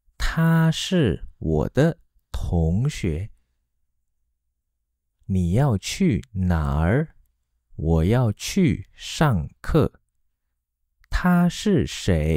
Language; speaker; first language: Chinese; non-native, fluent; Malay